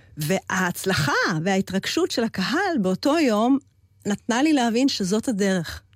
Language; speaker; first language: Hebrew; early bilingual, heritage; Hebrew